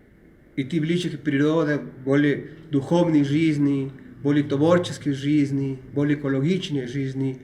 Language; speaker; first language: Russian; non-native, learner; Spanish